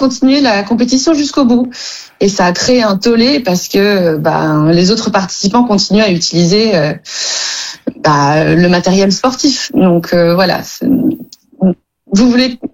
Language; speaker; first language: French; native; French